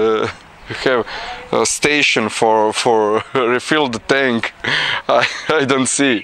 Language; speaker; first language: English; non-native, learner; Croatian